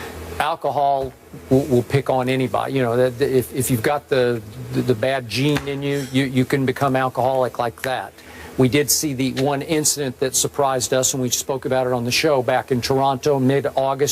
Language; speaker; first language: English; native; English